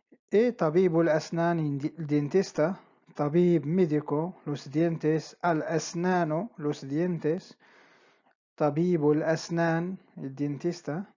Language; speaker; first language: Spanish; non-native, fluent; Arabic